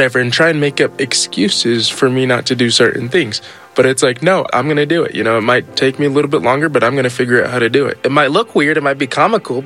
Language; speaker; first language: English; native; English